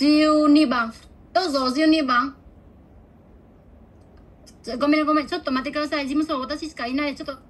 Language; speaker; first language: Japanese; non-native, fluent; Bangla